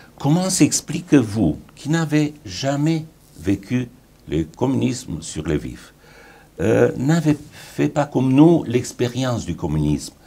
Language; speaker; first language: French; non-native, fluent; Romanian